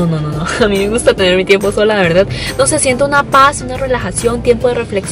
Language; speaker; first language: Spanish; early bilingual, other home language; Cantonese